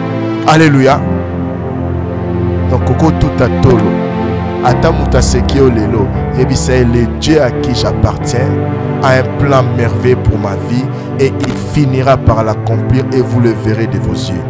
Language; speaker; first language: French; non-native, local second language; Lingala